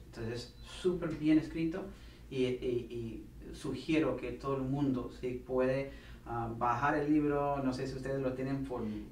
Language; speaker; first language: Spanish; non-native, fluent; English